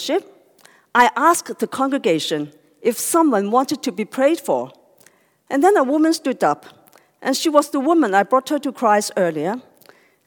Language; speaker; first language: English; non-native, local second language; Cantonese